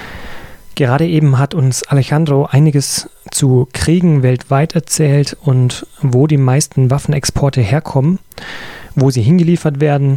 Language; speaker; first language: German; native; German